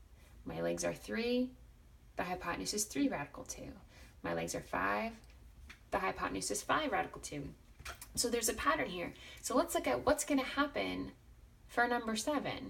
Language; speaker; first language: English; native; English